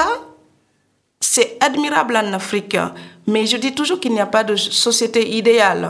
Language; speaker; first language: French; non-native, local second language; Serer